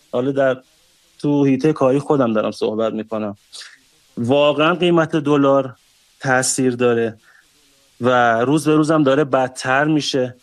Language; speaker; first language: Persian; native; Persian